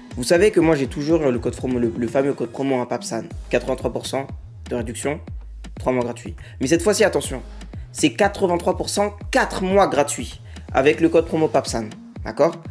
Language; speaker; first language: French; native; French